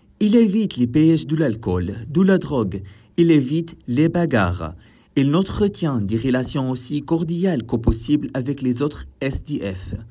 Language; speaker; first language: French; non-native, fluent; Arabic